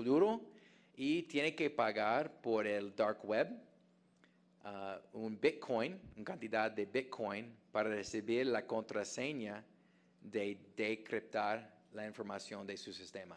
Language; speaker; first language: Spanish; non-native, fluent; English